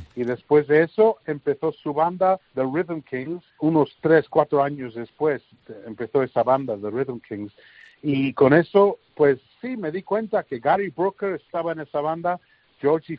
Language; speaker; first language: Spanish; early bilingual, heritage; English